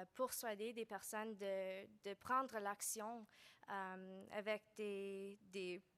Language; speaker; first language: French; non-native, learner; English